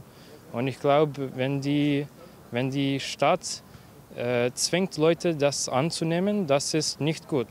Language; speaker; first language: German; non-native, fluent; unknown